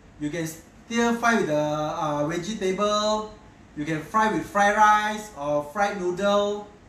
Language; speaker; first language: English; non-native, local second language; Chinese